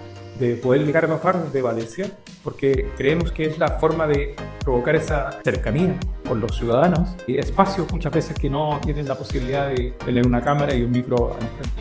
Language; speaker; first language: Spanish; native; Spanish